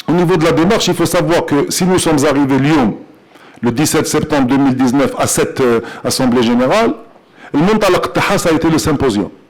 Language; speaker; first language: French; non-native, local second language; Arabic